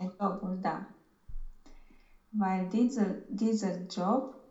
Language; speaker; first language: German; non-native, learner; Romanian